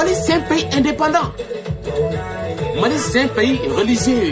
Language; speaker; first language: French; non-native, local second language; Bambara